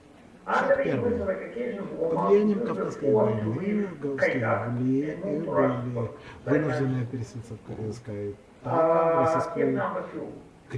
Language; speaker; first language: Russian; non-native, local second language; Azerbaijani